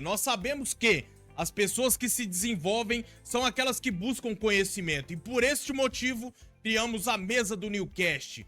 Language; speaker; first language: Portuguese; native; Portuguese